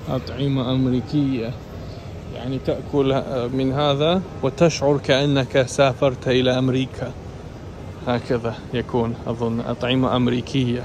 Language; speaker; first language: Arabic; non-native, fluent; Russian